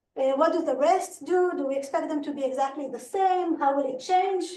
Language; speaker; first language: English; non-native, fluent; Hebrew